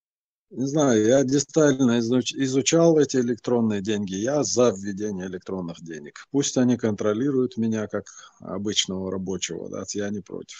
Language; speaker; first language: Russian; non-native, local second language; Chechen